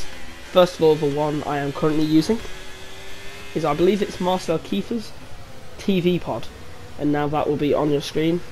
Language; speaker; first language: English; native; English